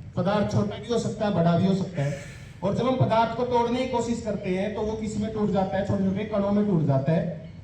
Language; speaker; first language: Hindi; native; Hindi